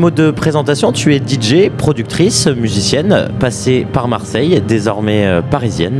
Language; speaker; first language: French; native; French